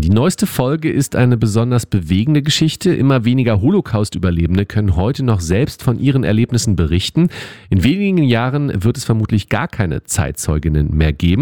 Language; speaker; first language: German; native; German